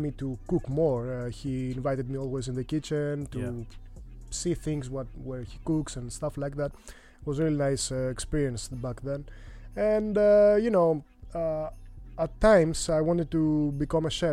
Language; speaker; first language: English; non-native, fluent; Greek